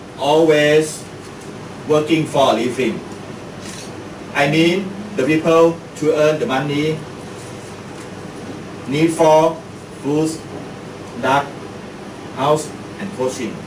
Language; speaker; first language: English; non-native, learner; Thai